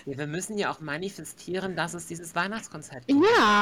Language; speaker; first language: German; native; German